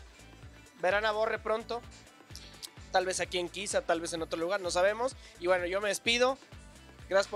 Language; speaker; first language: Spanish; native; Spanish